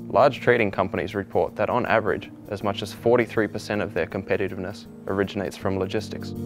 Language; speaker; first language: English; native; English